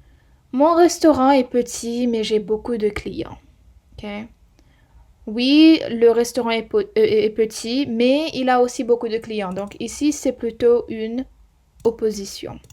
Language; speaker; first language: French; non-native, fluent; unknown